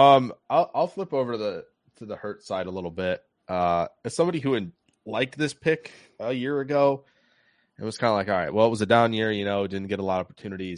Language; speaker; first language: English; native; English